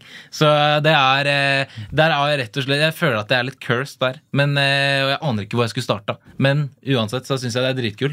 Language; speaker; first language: Norwegian; native; Norwegian